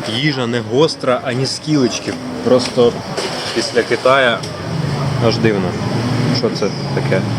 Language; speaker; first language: Ukrainian; non-native, local second language; Russian